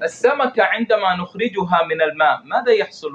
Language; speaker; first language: Arabic; native; Arabic